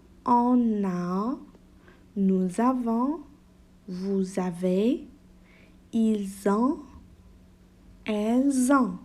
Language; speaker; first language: French; non-native, local second language; Arabic